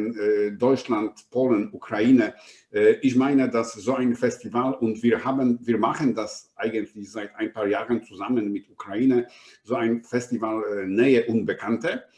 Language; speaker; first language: German; non-native, fluent; Polish